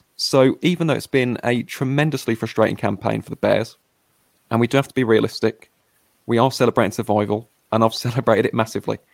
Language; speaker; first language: English; native; English